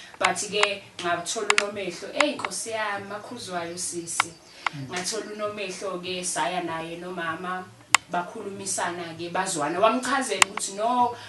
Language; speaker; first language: Zulu; native; Zulu